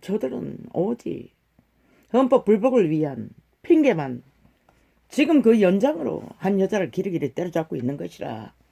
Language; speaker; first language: Korean; native; Korean